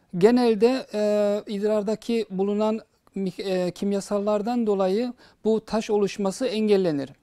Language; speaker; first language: Turkish; early bilingual, heritage; Turkish